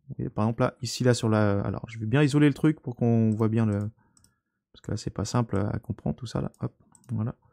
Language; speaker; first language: French; native; French